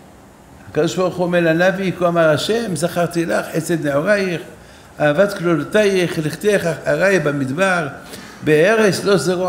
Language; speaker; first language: Hebrew; non-native, fluent; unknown